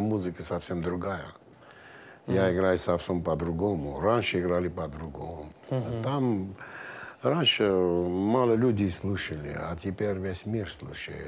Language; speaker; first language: Russian; non-native, local second language; Armenian